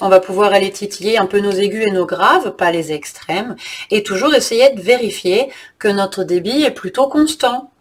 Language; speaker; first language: French; native; French